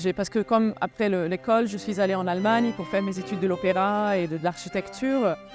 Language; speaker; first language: French; non-native, fluent; Arabic